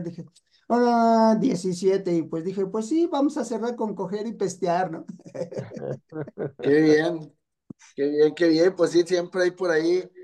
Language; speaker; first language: Spanish; native; Spanish